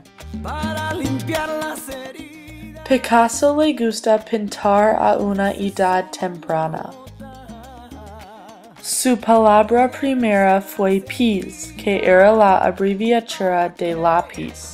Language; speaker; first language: Spanish; non-native, learner; English